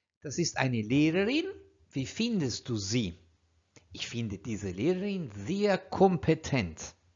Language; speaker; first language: German; non-native, fluent; Italian